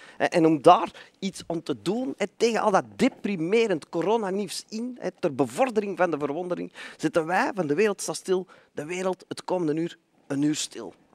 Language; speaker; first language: Dutch; native; Dutch